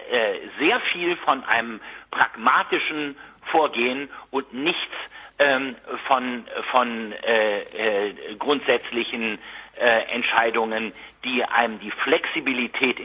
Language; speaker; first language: German; native; German